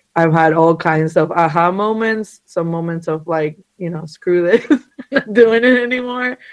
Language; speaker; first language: English; early bilingual, other home language; Spanish